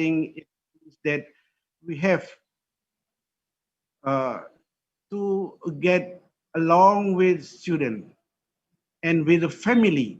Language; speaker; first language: English; non-native, fluent; Indonesian